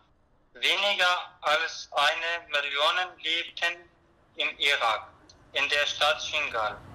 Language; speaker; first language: German; non-native, learner; Kurdish